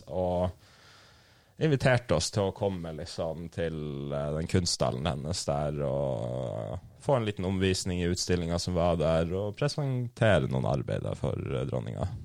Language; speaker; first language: Norwegian; native; Norwegian